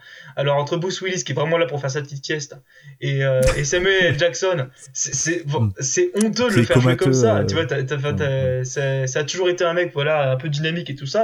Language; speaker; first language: French; native; French